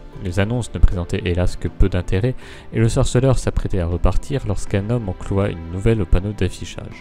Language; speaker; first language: French; native; French